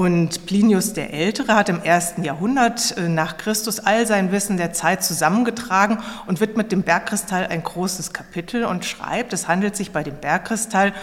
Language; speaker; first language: German; native; German